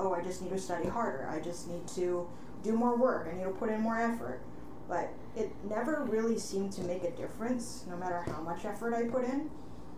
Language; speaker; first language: English; native; English